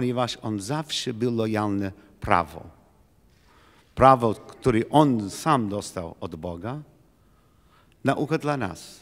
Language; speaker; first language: Polish; non-native, learner; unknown